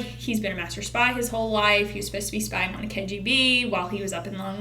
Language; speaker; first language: English; native; English